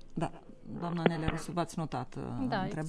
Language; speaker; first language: Romanian; native; Romanian